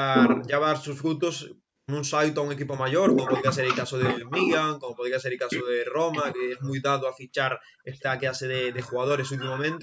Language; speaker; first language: Spanish; native; Spanish